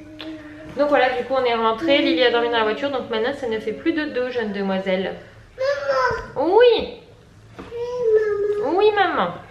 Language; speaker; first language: French; native; French